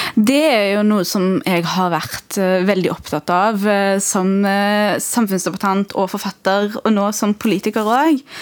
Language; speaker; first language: Norwegian; early bilingual, other home language; Arabic